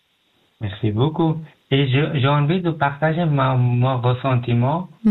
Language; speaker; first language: French; non-native, learner; Pashto